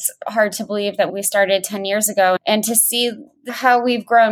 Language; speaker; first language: English; native; English